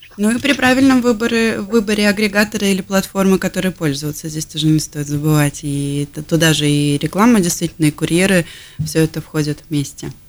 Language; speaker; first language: Russian; native; Russian